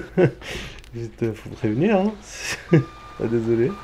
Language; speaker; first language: French; native; French